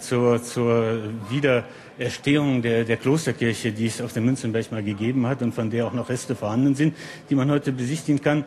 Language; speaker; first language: German; native; German